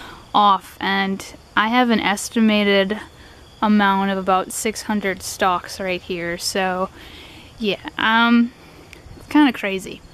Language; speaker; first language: English; native; English